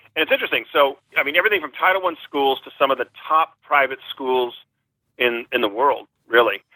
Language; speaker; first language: English; native; English